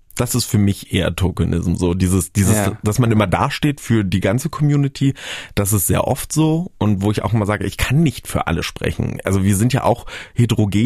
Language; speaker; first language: German; native; German